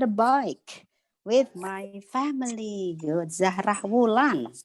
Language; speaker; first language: English; non-native, local second language; Indonesian